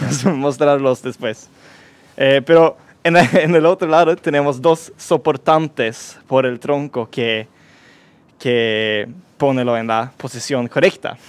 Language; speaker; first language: Spanish; non-native, learner; Swedish